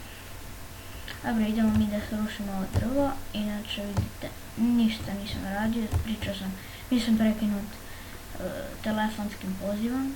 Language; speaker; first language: Bosnian; native; Bosnian